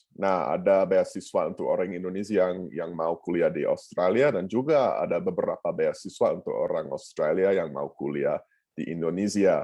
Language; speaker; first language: Indonesian; non-native, fluent; English